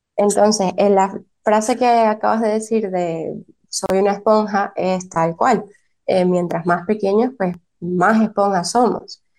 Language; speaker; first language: Spanish; native; Spanish